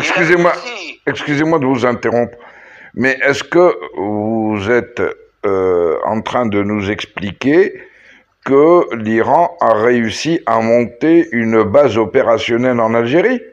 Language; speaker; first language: French; non-native, local second language; Arabic